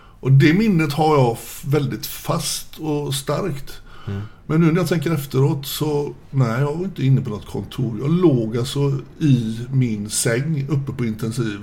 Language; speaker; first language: Swedish; native; Swedish